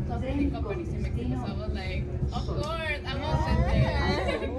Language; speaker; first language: English; non-native, fluent; Spanish